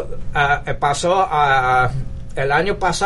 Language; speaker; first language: Spanish; early bilingual, heritage; English